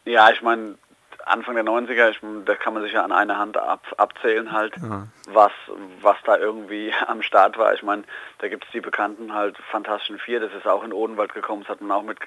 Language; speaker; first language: German; native; German